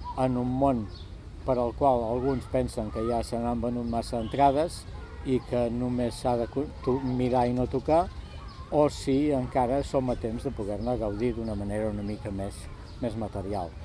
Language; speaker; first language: Catalan; native; Catalan